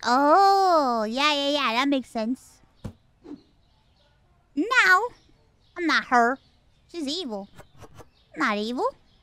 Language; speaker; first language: English; early bilingual, other home language; Spanish